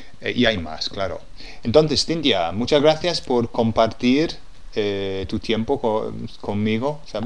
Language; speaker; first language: Spanish; non-native, fluent; English